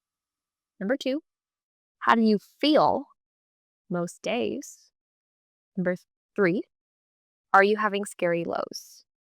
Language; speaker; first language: English; native; English